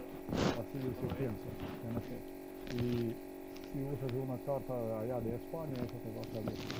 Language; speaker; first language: Spanish; non-native, learner; Slovenian